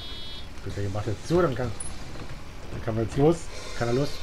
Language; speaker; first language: German; native; German